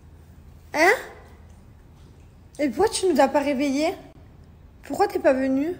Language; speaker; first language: French; native; French